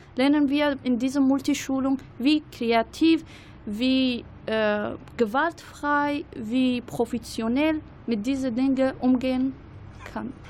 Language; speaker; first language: German; non-native, learner; Arabic